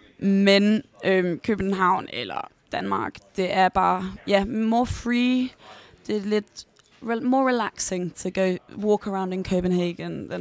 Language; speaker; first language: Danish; early bilingual, heritage; Danish